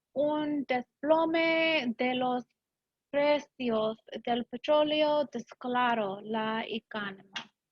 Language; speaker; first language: Spanish; non-native, learner; English